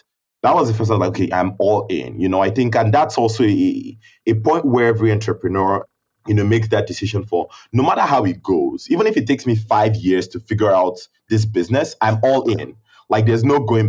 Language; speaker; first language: English; non-native, local second language; Igbo